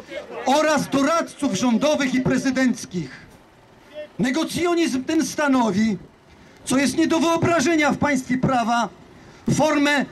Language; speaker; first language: Polish; native; Polish